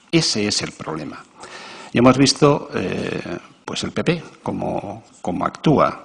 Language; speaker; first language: Spanish; native; Spanish